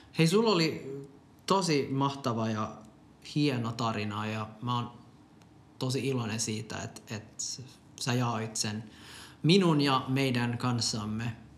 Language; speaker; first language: Finnish; non-native, local second language; Swedish